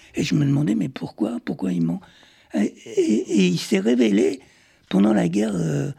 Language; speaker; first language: French; early bilingual, other home language; Arabic